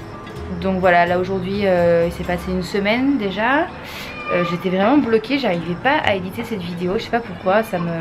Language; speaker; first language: French; native; French